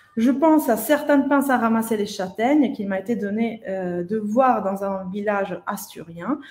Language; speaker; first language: French; non-native, fluent; Italian